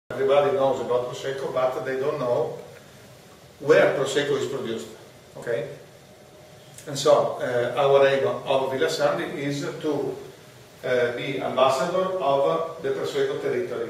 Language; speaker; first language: English; non-native, fluent; Italian